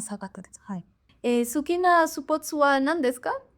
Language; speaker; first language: Japanese; non-native, learner; Spanish